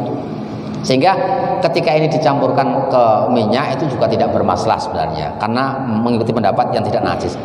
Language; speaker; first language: Indonesian; native; Indonesian